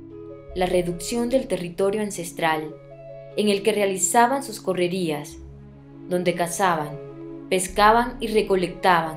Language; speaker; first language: Spanish; native; Spanish